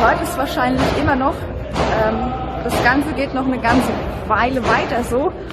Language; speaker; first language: German; native; German